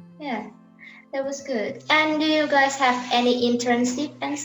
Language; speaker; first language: English; non-native, learner; Indonesian